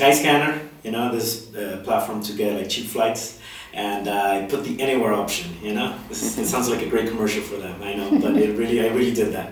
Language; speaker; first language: English; non-native, fluent; Spanish